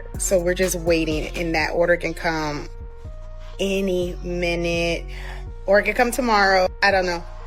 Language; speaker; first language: English; native; English